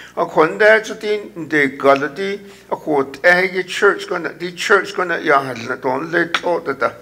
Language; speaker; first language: English; non-native, local second language; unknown